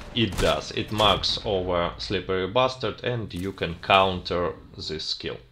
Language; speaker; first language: English; non-native, fluent; Russian